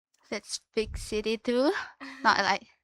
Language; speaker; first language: English; non-native, learner; Indonesian